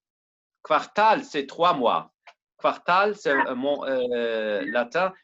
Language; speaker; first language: French; non-native, learner; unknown